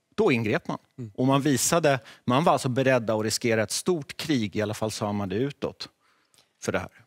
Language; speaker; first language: Swedish; early bilingual, other home language; Czech